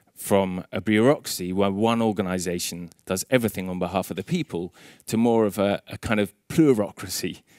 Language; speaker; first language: English; native; English